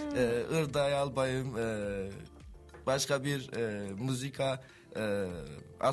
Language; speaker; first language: Kyrgyz; non-native, learner; Turkish